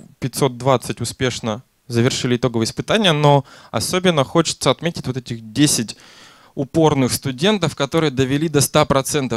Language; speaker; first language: Russian; native; Russian